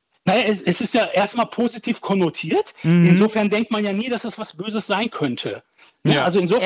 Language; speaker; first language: German; early bilingual, other home language; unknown